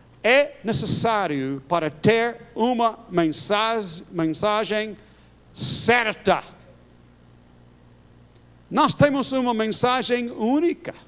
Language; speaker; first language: Portuguese; non-native, fluent; English